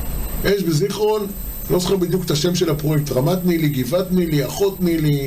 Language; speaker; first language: Hebrew; native; Hebrew